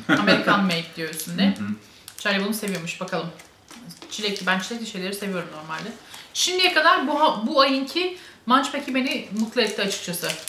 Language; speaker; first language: Turkish; native; Turkish